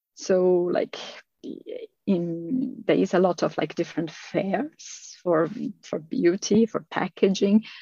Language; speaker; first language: English; non-native, fluent; Portuguese